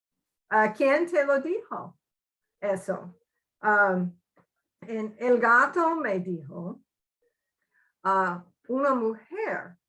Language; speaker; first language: Spanish; non-native, learner; English